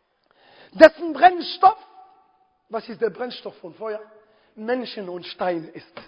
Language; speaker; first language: German; non-native, fluent; Arabic